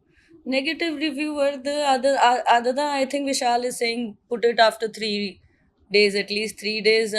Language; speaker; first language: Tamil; non-native, fluent; Hindi